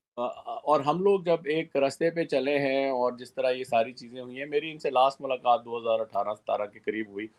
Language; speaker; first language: Urdu; non-native, local second language; Sindhi